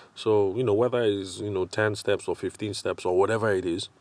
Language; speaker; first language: English; non-native, local second language; Yoruba